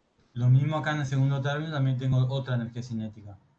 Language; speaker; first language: Spanish; native; Spanish